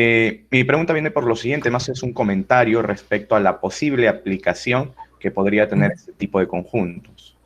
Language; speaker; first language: Spanish; native; Spanish